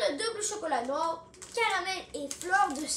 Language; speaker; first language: French; non-native, local second language; English